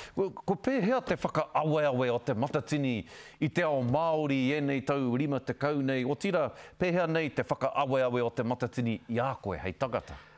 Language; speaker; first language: Māori; non-native, local second language; English